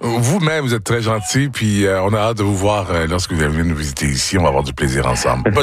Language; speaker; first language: French; native; French